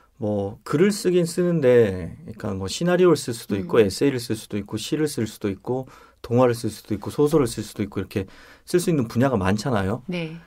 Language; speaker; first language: Korean; native; Korean